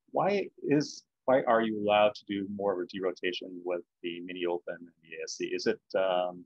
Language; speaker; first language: English; native; English